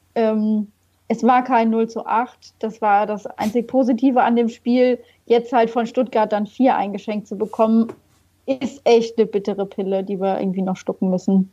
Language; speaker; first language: German; native; German